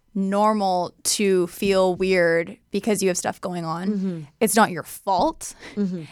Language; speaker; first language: English; native; English